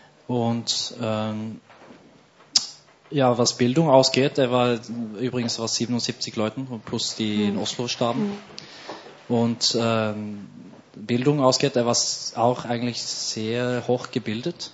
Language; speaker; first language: German; non-native, fluent; Norwegian